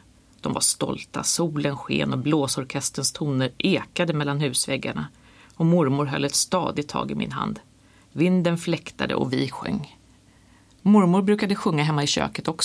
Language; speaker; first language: Swedish; native; Swedish